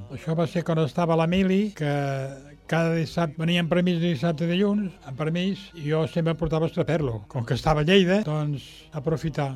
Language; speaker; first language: Catalan; native; Catalan